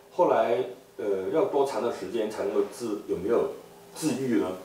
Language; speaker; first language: Chinese; native; Chinese